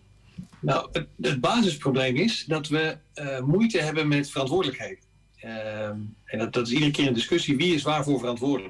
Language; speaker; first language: Dutch; native; Dutch